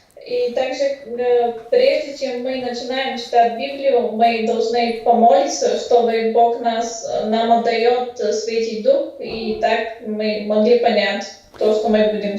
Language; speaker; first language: Russian; non-native, fluent; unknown